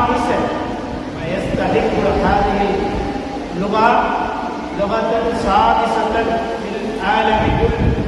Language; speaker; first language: Arabic; non-native, learner; Tamil